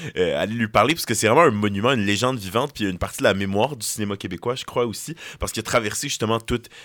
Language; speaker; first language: French; native; French